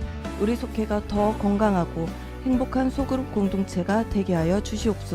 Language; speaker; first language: Korean; native; Korean